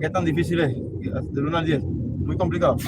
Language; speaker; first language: Spanish; native; Spanish